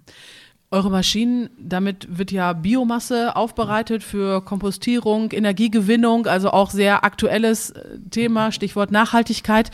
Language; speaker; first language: German; native; German